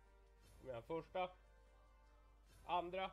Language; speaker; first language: Swedish; native; Swedish